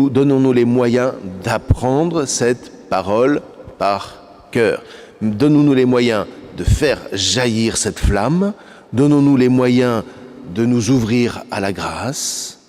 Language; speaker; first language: French; native; French